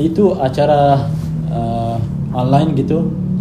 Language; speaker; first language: Indonesian; non-native, fluent; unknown